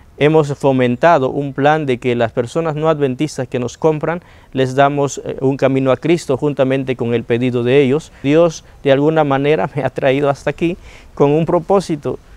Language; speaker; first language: Spanish; native; Spanish